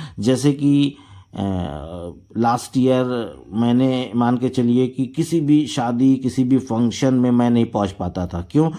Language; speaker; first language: Hindi; native; Hindi